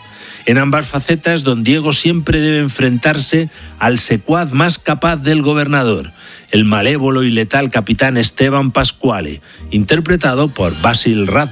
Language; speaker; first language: Spanish; native; Spanish